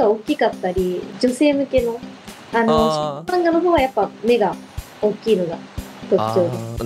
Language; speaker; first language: Japanese; native; Japanese